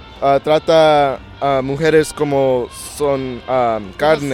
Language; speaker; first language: Spanish; early bilingual, heritage; English